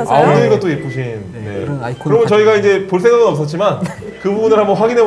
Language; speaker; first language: Korean; native; Korean